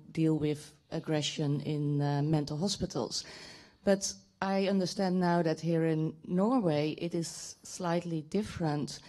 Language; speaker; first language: English; non-native, fluent; Dutch